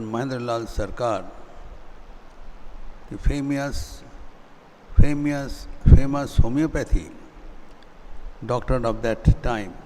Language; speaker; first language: English; non-native, local second language; Hindi